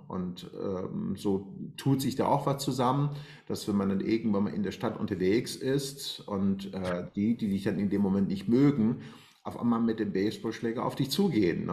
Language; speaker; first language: German; non-native, fluent; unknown